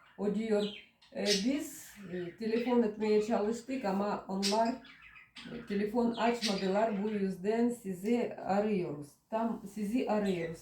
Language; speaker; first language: Turkish; non-native, learner; Russian